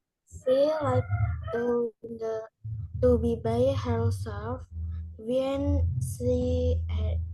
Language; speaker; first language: English; non-native, learner; Indonesian